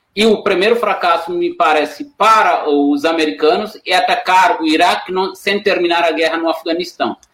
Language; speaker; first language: Portuguese; non-native, fluent; Wolof